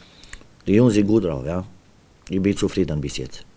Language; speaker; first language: German; non-native, fluent; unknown